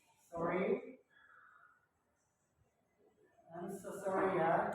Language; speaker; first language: English; non-native, learner; Indonesian